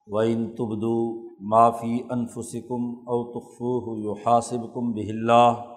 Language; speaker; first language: Urdu; non-native, local second language; Punjabi